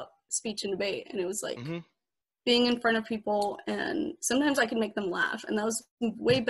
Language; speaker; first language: English; native; English